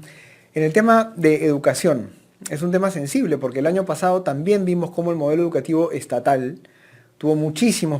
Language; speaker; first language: Spanish; native; Spanish